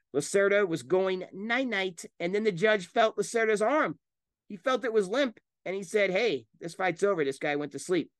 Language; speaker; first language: English; native; English